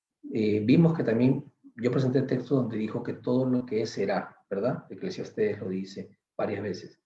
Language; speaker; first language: Spanish; native; Spanish